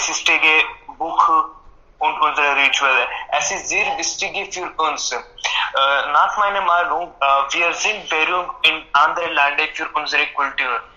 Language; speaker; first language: German; non-native, learner; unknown